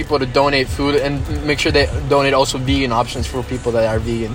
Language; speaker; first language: English; non-native, fluent; Spanish